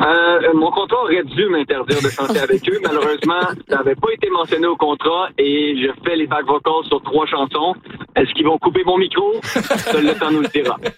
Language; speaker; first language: French; native; French